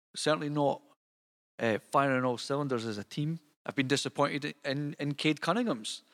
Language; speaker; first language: English; native; English